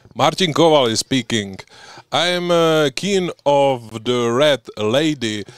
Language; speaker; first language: English; non-native, learner; Czech